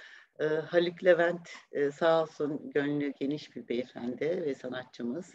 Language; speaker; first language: Turkish; native; Turkish